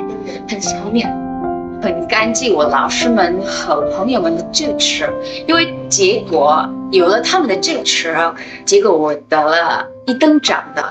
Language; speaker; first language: Chinese; non-native, fluent; Indonesian